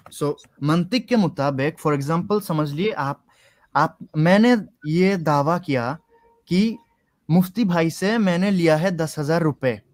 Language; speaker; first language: Hindi; non-native, fluent; Bangla